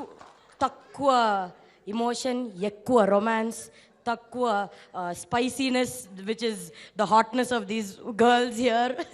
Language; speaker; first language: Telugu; non-native, learner; Tamil